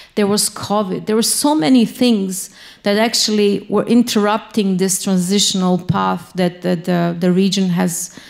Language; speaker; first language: English; non-native, fluent; Bosnian